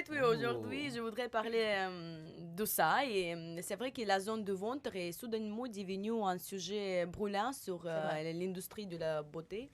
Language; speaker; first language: French; non-native, learner; Russian